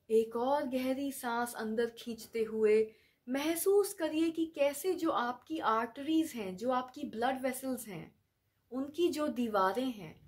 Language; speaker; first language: Hindi; native; Hindi